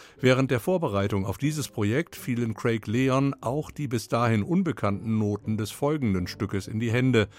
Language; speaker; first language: German; native; German